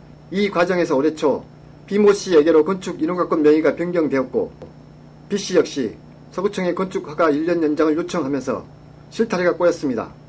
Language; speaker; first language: Korean; native; Korean